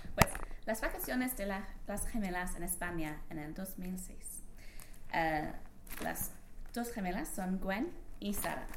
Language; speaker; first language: Spanish; non-native, learner; English